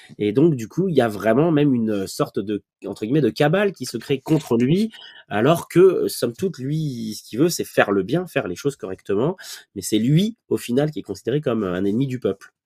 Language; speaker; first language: French; native; French